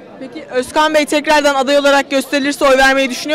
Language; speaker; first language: Turkish; native; Turkish